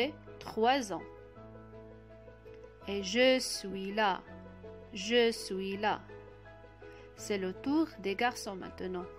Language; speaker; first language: French; non-native, local second language; Arabic